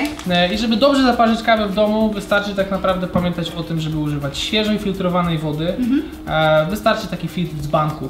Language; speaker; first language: Polish; native; Polish